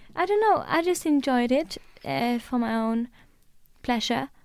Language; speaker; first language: English; non-native, fluent; Norwegian